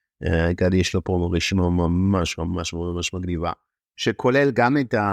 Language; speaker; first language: Hebrew; native; Hebrew